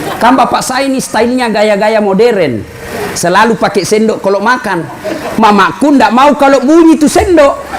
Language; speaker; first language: Indonesian; non-native, local second language; Buginese